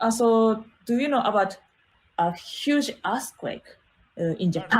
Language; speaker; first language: English; non-native, learner; Japanese